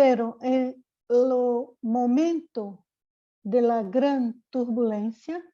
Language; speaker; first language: Spanish; non-native, learner; Portuguese